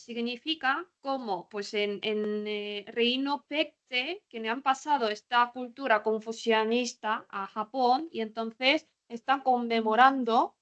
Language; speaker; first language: Spanish; non-native, learner; Korean